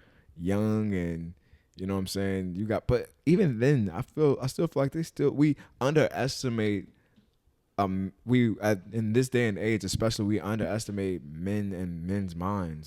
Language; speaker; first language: English; native; English